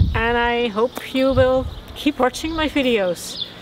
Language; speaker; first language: English; non-native, fluent; Dutch